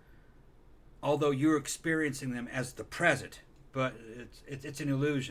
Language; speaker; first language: English; native; English